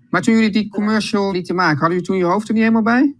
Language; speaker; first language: Dutch; native; Dutch